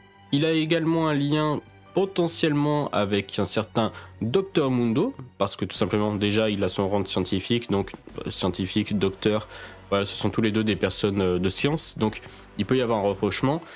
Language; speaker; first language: French; native; French